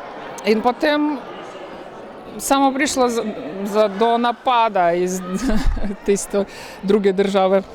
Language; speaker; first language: Slovenian; non-native, learner; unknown